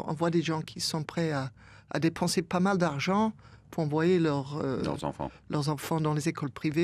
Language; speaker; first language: French; non-native, fluent; English